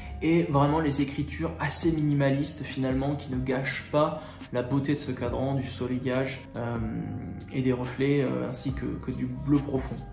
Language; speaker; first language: French; native; French